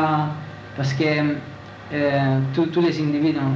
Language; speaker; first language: French; non-native, learner; Italian